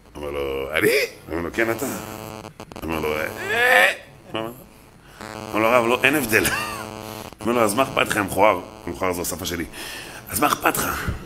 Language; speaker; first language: Hebrew; native; Hebrew